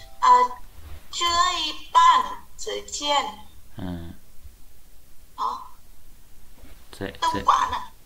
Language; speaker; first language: Chinese; non-native, learner; Vietnamese